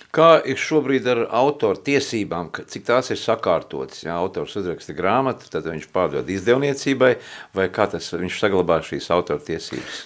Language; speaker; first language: Latvian; native; Latvian